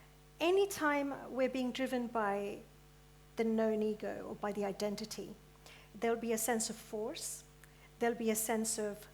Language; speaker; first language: English; early bilingual, other home language; Gujarati